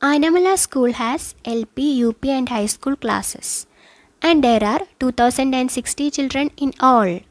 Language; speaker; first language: English; non-native, local second language; Malayalam